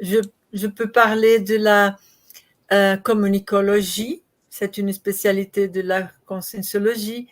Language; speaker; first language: French; non-native, learner; Portuguese